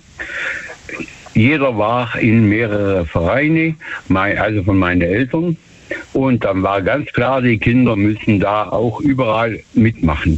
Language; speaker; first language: German; native; German